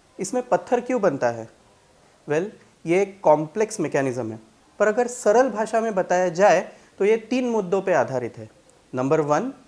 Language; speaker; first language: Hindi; non-native, local second language; Marathi